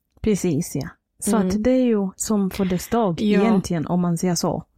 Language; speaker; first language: Swedish; non-native, fluent; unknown